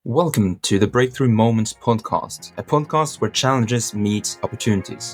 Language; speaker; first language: English; non-native, fluent; Norwegian